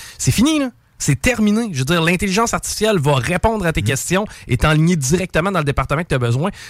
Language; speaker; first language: French; native; French